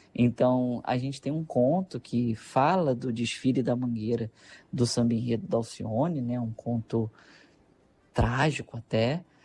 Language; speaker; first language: Portuguese; native; Portuguese